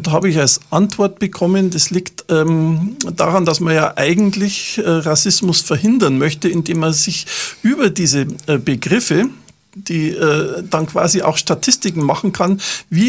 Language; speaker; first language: German; native; German